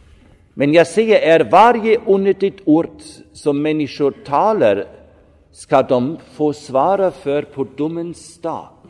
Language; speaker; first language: Swedish; non-native, fluent; German